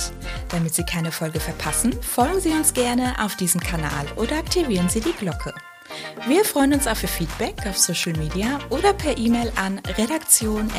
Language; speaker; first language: German; native; German